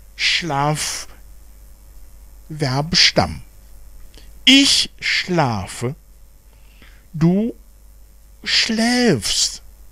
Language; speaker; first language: German; non-native, fluent; Rundi